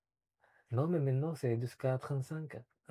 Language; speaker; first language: French; non-native, fluent; Spanish